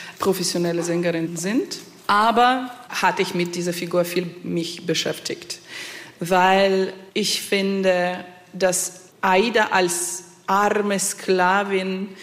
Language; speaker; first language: German; non-native, fluent; Russian